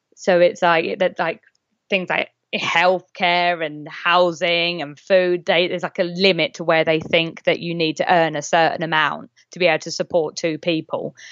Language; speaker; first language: English; native; English